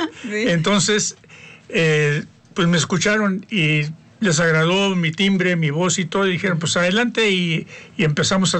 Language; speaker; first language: Spanish; native; Spanish